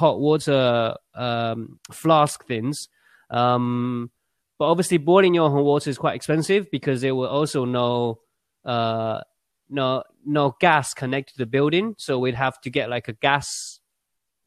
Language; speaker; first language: English; early bilingual, other home language; Chinese